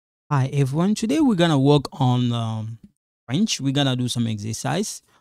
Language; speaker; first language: English; non-native, fluent; Lingala